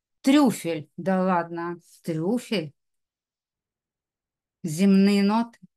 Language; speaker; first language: Russian; native; Russian